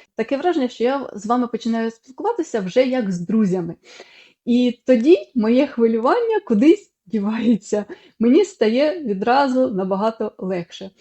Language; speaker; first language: Ukrainian; non-native, local second language; Russian